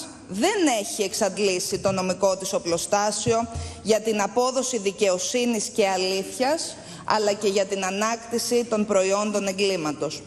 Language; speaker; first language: Greek; native; Greek